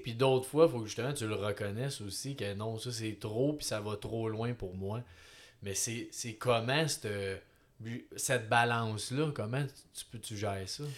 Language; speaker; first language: French; native; French